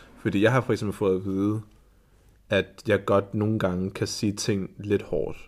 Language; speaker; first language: Danish; early bilingual, other home language; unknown